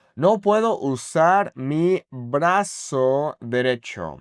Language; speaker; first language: Spanish; non-native, fluent; English